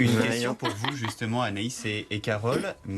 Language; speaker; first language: French; native; French